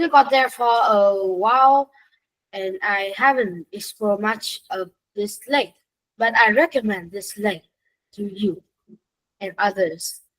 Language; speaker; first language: English; non-native, learner; Vietnamese